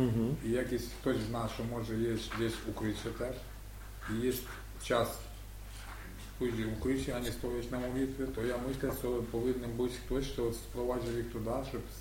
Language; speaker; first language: Polish; non-native, learner; Ukrainian